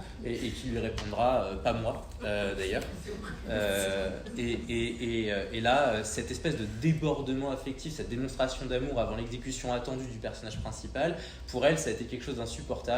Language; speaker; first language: French; native; French